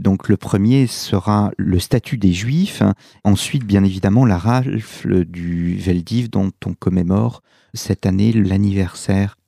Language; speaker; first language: French; native; French